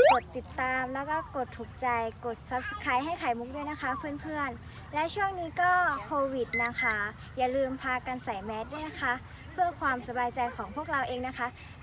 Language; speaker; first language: Thai; native; Thai